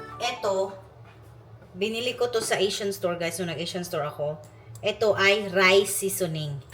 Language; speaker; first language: Filipino; native; Filipino